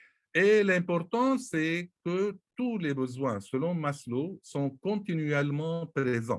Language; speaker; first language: French; non-native, local second language; Arabic